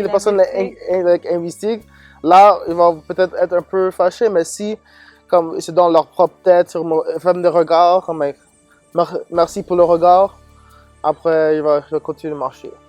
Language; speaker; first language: French; non-native, local second language; English